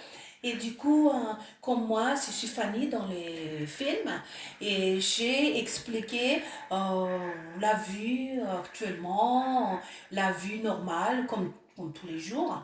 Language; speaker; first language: French; non-native, local second language; Malagasy